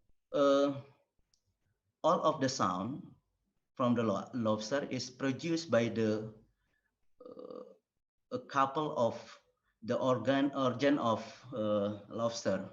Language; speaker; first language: English; non-native, learner; Indonesian